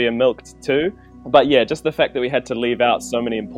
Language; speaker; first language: English; native; English